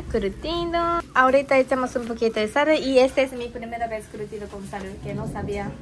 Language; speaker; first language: Spanish; non-native, fluent; Japanese